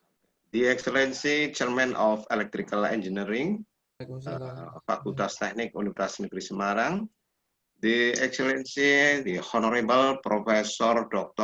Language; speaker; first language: English; non-native, learner; Indonesian